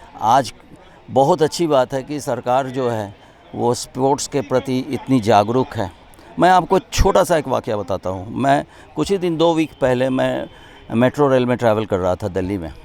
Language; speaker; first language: Hindi; native; Hindi